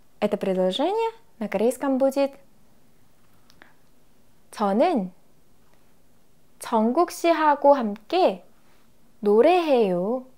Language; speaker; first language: Russian; non-native, fluent; Korean